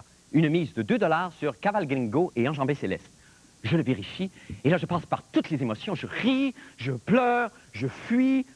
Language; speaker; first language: French; native; French